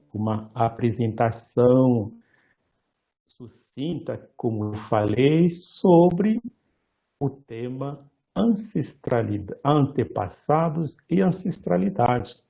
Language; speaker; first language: Portuguese; non-native, fluent; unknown